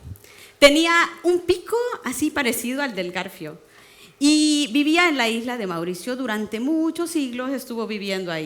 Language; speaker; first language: Spanish; native; Spanish